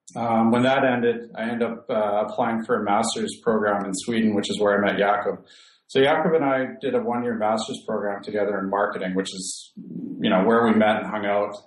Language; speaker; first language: English; native; English